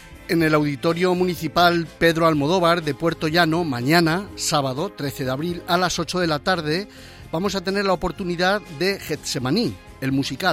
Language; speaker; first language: Spanish; native; Spanish